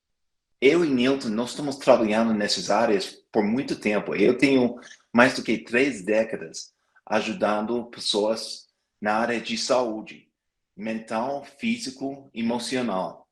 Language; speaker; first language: Portuguese; non-native, fluent; English